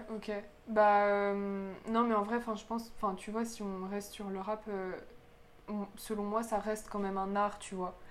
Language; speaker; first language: French; early bilingual, other home language; Polish